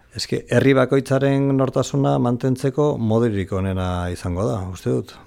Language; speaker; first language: Basque; non-native, local second language; Spanish